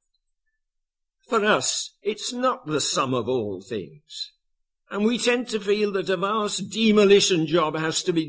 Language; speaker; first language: English; native; English